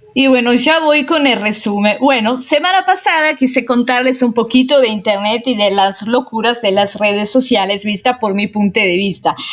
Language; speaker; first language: Spanish; non-native, fluent; Italian